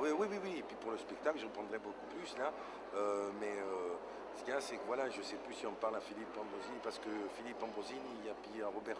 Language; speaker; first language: French; native; French